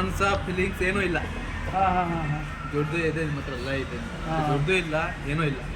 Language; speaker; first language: Kannada; non-native, learner; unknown